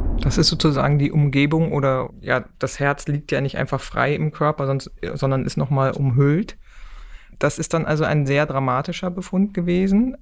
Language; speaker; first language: German; native; German